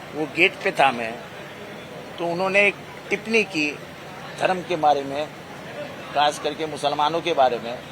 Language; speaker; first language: Hindi; non-native, local second language; Marathi